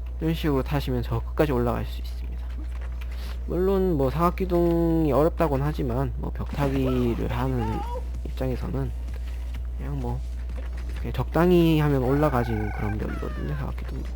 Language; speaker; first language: Korean; native; Korean